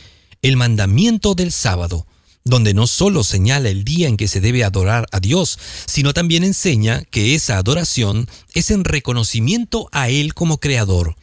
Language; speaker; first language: Spanish; native; Spanish